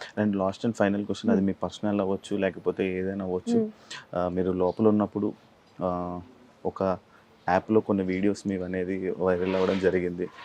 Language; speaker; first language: Telugu; native; Telugu